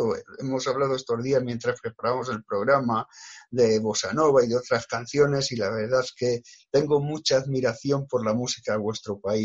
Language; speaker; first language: Spanish; native; Spanish